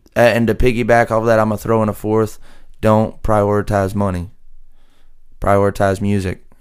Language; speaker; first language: English; native; English